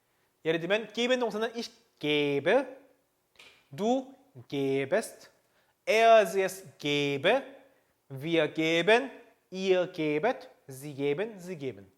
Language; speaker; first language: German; non-native, fluent; Korean